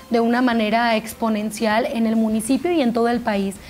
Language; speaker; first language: Spanish; native; Spanish